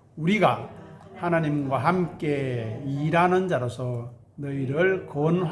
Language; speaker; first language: Korean; native; Korean